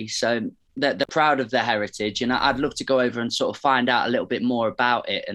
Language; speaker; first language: English; native; English